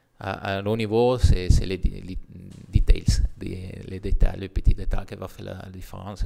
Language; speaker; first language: French; non-native, learner; Italian